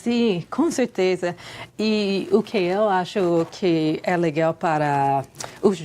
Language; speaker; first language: Portuguese; non-native, fluent; English